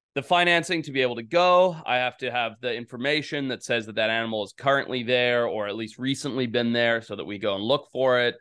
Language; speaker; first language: English; native; English